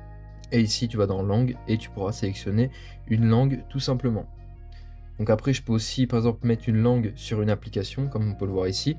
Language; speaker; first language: French; native; French